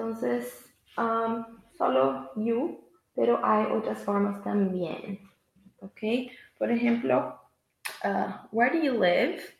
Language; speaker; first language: Spanish; non-native, fluent; Portuguese